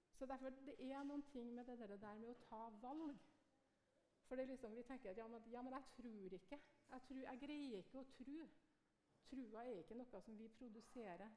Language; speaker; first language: Norwegian; native; Norwegian